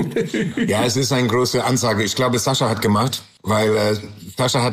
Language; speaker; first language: German; non-native, learner; English